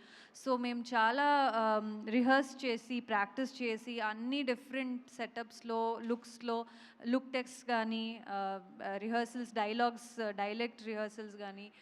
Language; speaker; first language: Telugu; non-native, local second language; Kannada